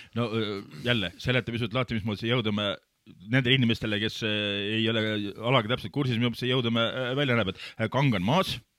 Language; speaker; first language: Estonian; native; Estonian